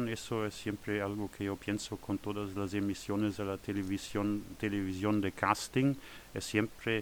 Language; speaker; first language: Spanish; non-native, learner; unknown